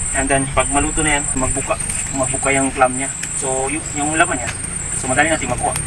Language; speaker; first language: Filipino; non-native, local second language; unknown